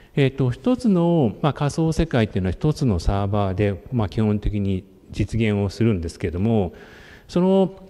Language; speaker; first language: Japanese; native; Japanese